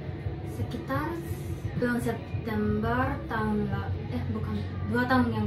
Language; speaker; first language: Indonesian; non-native, fluent; Japanese